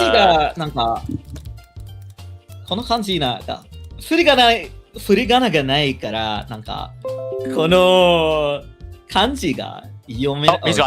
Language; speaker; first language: Japanese; non-native, learner; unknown